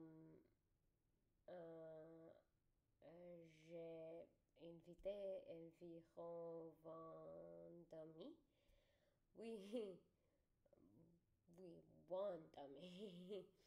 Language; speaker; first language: French; non-native, learner; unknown